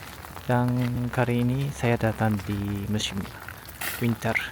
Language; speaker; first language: Indonesian; non-native, learner; Japanese